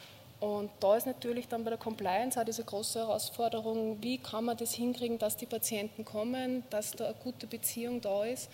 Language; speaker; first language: German; native; German